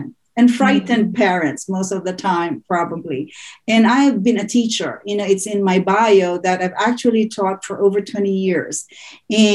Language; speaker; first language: English; non-native, local second language; Filipino